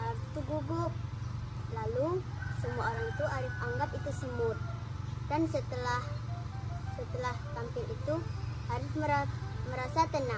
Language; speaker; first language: Indonesian; non-native, local second language; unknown